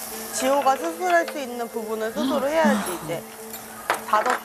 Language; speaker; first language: Korean; native; Korean